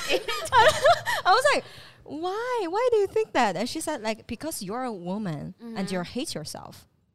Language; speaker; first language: English; non-native, fluent; Chinese